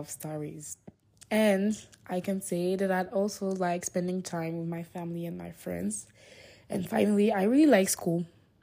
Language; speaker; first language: English; non-native, fluent; French